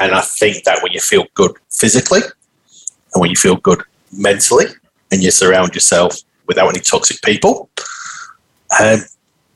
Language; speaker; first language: English; native; English